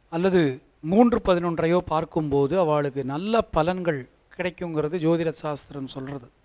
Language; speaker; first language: Tamil; native; Tamil